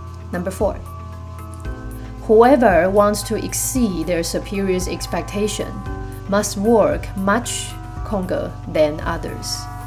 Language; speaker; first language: English; non-native, fluent; Chinese